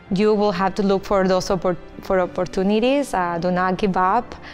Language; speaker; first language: English; non-native, fluent; Spanish